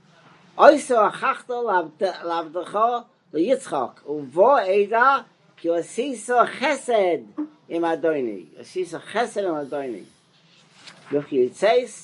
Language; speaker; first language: Hebrew; non-native, fluent; English